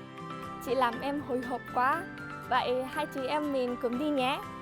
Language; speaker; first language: Vietnamese; non-native, learner; Japanese